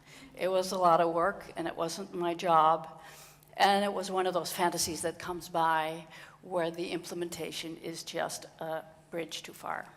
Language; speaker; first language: English; non-native, fluent; Dutch